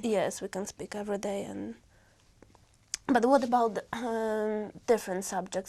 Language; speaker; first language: English; non-native, learner; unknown